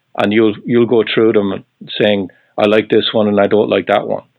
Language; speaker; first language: English; native; English